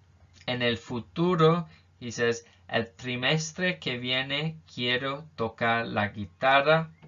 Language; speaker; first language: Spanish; non-native, fluent; English